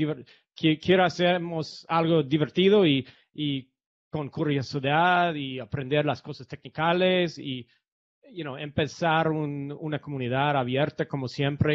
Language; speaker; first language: Spanish; non-native, fluent; English